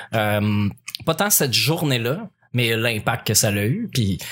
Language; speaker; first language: French; native; French